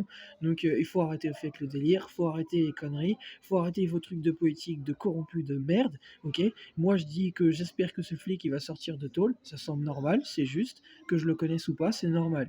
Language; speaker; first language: French; native; French